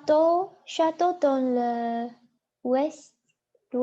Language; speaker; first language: French; non-native, learner; Chinese